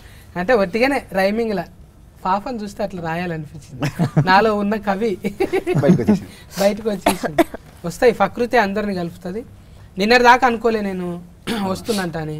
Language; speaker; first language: Telugu; native; Telugu